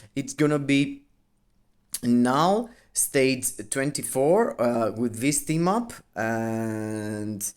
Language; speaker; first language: English; non-native, fluent; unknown